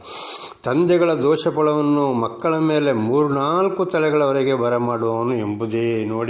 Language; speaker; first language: Kannada; native; Kannada